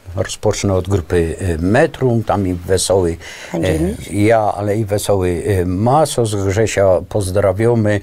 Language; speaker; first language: Polish; native; Polish